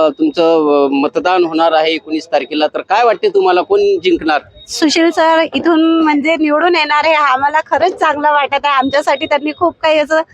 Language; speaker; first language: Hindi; non-native, local second language; Marathi